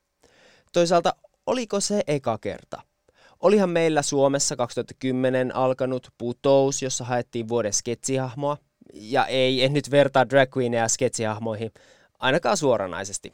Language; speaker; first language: Finnish; native; Finnish